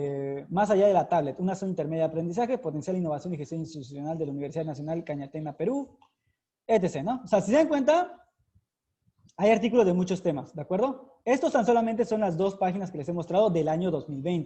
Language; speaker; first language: Spanish; native; Spanish